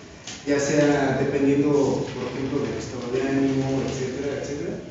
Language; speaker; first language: Spanish; native; Spanish